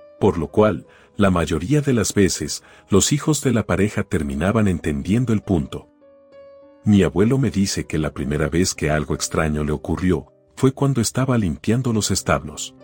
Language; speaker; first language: Spanish; native; Spanish